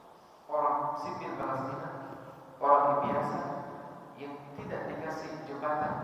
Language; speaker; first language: Indonesian; non-native, fluent; Arabic